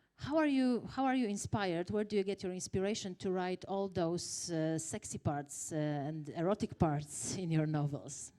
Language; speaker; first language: English; non-native, fluent; Polish